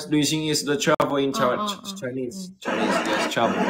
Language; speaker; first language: English; non-native, learner; Chinese